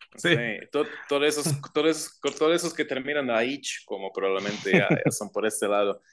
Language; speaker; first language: Spanish; non-native, fluent; Croatian